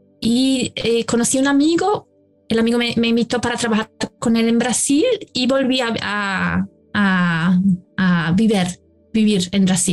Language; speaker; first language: Spanish; non-native, fluent; German